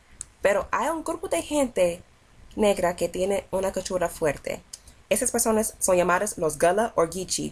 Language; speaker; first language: Spanish; non-native, learner; English